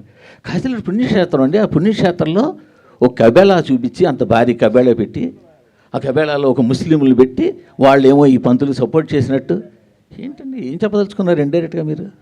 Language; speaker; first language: Telugu; native; Telugu